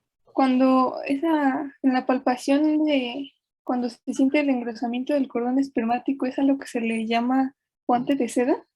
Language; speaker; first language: Spanish; native; Spanish